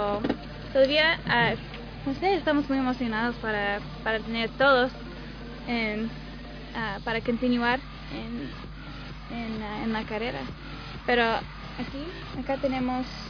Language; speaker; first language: Spanish; non-native, learner; English